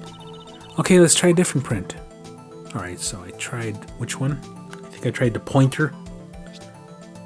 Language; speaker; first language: English; native; English